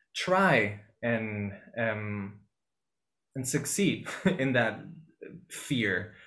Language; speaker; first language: English; non-native, fluent; Spanish